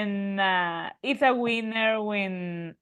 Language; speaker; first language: English; non-native, learner; Spanish